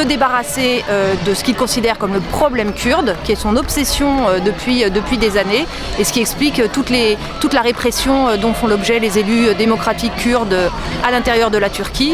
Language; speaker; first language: French; native; French